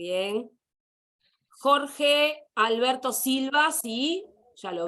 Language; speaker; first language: Spanish; native; Spanish